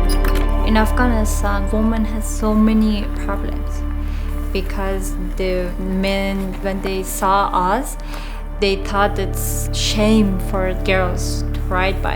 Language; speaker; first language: English; non-native, learner; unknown